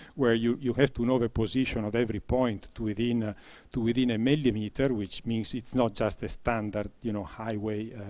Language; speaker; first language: English; non-native, fluent; Italian